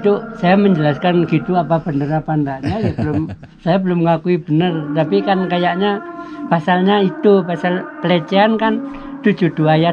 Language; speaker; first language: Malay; non-native, local second language; Javanese